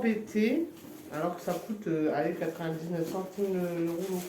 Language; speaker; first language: French; native; French